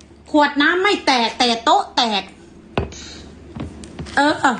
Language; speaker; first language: Thai; native; Thai